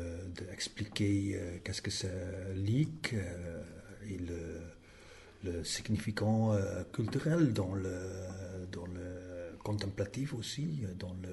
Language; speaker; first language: French; non-native, learner; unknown